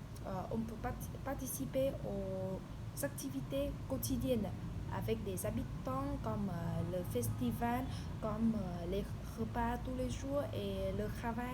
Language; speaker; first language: French; non-native, learner; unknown